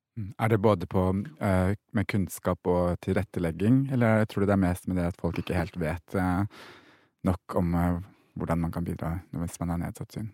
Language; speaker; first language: Norwegian; native; Norwegian